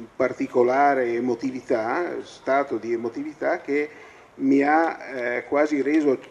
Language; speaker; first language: Italian; native; Italian